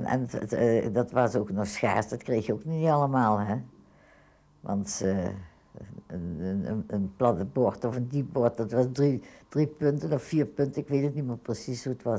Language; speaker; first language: Dutch; native; Dutch